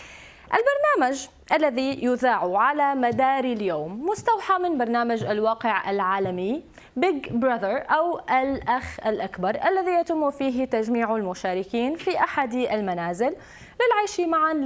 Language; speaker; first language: Arabic; native; Arabic